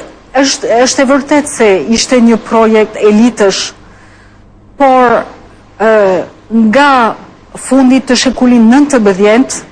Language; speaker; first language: Albanian; non-native, fluent; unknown